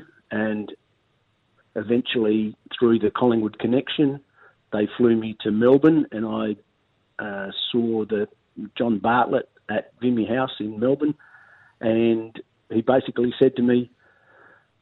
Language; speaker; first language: English; native; English